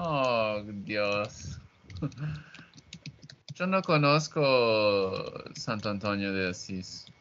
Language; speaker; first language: Spanish; non-native, learner; Portuguese